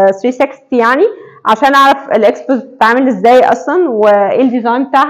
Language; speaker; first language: Arabic; native; Arabic